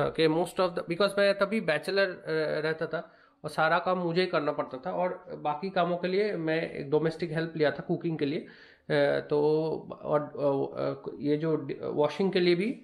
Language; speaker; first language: Hindi; non-native, local second language; Bangla